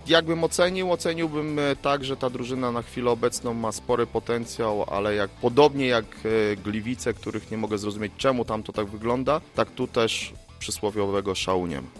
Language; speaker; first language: Polish; native; Polish